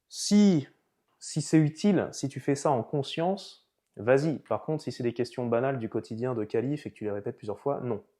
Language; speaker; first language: French; native; French